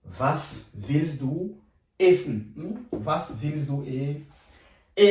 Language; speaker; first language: German; non-native, fluent; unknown